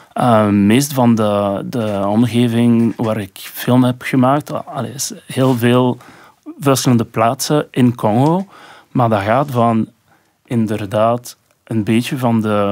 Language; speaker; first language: Dutch; non-native, local second language; French